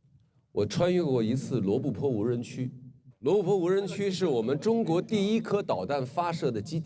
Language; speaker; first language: Chinese; native; Chinese